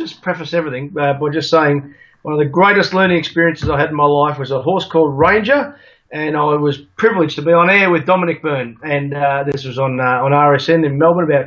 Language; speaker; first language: English; native; English